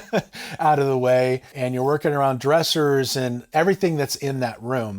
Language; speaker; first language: English; native; English